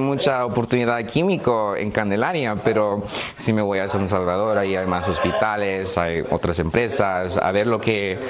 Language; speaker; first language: Spanish; early bilingual, heritage; Spanish